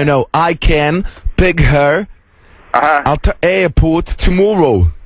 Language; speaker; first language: English; non-native, fluent; Lithuanian